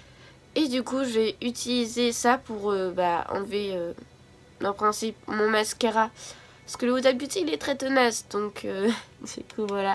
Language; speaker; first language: French; native; French